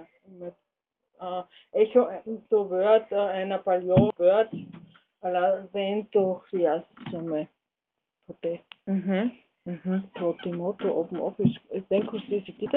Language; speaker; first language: Greek; non-native, learner; German